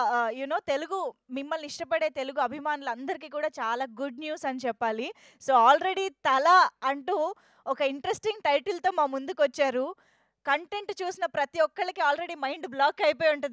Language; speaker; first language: Telugu; native; Telugu